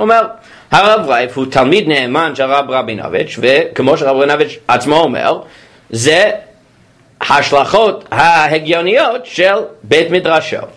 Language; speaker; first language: Hebrew; non-native, fluent; English